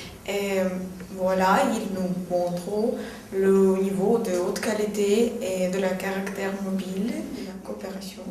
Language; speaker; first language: French; non-native, fluent; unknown